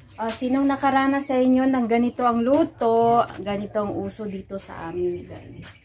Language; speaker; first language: Filipino; non-native, local second language; Cebuano